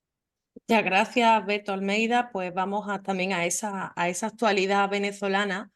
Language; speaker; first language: Spanish; native; Spanish